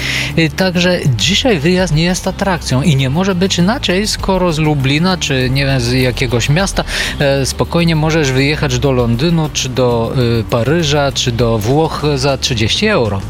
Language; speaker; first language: Polish; non-native, fluent; Bulgarian